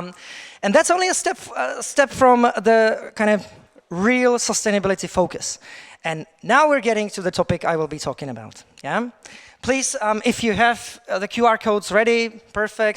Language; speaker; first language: English; non-native, fluent; Czech